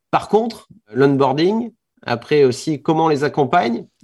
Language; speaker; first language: French; native; French